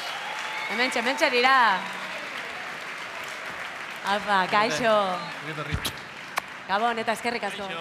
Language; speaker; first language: Basque; native; Basque